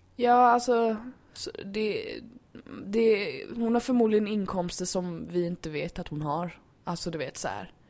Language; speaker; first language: Swedish; native; Swedish